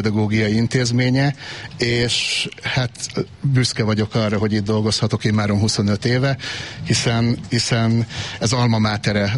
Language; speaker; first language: Hungarian; native; Hungarian